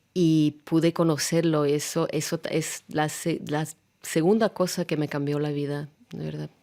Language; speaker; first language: Spanish; non-native, fluent; Russian